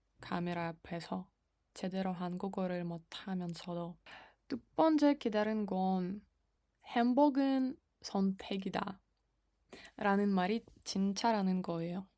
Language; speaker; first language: Korean; non-native, fluent; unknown